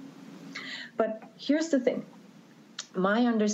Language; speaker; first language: English; native; English